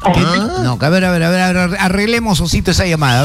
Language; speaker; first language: Spanish; native; Spanish